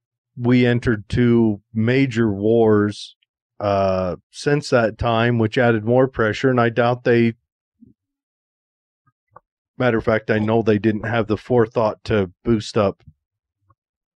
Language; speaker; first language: English; native; English